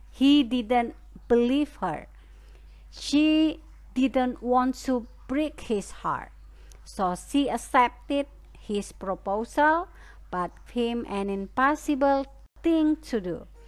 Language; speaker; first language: English; non-native, fluent; Indonesian